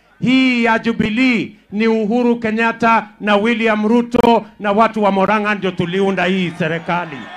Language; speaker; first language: Swahili; non-native, local second language; Kalenjin